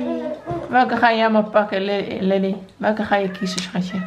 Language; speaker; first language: Dutch; native; Dutch